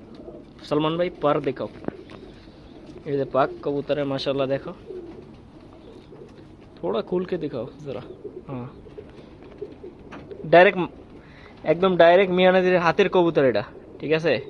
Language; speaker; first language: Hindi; non-native, learner; Bangla